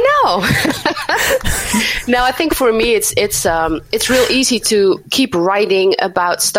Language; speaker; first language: English; non-native, fluent; Dutch